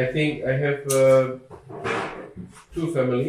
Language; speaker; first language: English; non-native, learner; Slovak